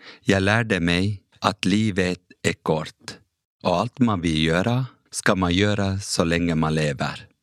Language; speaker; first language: Swedish; early bilingual, other home language; Kurdish